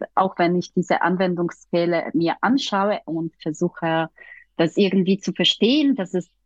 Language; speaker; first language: German; non-native, fluent; Polish